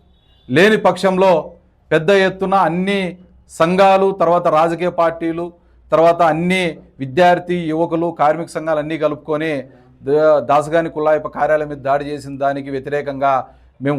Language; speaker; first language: Telugu; native; Telugu